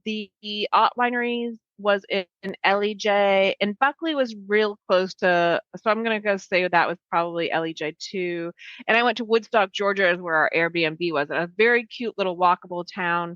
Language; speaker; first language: English; native; English